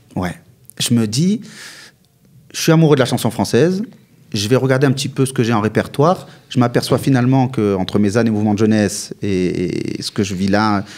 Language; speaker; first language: French; native; French